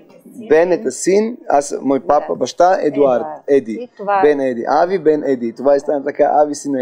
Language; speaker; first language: Bulgarian; non-native, learner; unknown